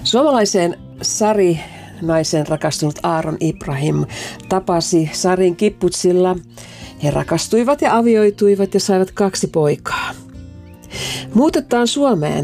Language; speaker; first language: Finnish; native; Finnish